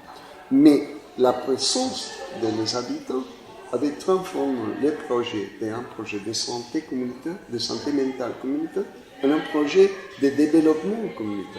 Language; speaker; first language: French; non-native, fluent; Spanish